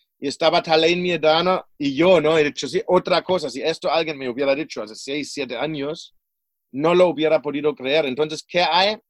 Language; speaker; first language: Spanish; non-native, fluent; German